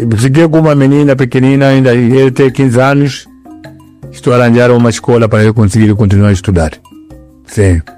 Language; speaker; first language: Portuguese; non-native, local second language; Yao